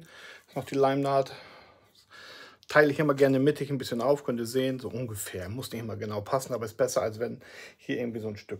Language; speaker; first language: German; native; German